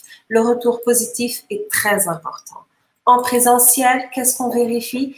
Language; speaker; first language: French; early bilingual, other home language; Portuguese